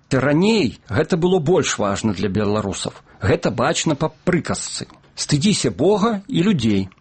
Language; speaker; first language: Belarusian; native; Belarusian